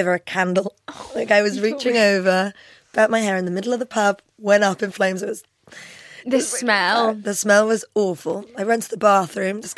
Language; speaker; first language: English; non-native, local second language; Albanian